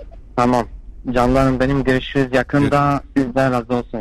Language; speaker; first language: Turkish; non-native, fluent; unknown